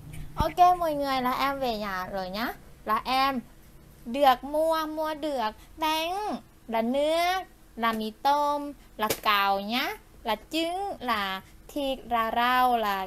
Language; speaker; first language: Vietnamese; non-native, learner; Thai